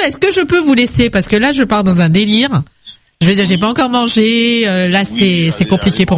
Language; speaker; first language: French; native; French